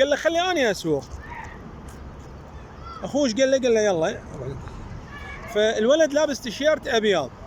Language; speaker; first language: Arabic; native; Arabic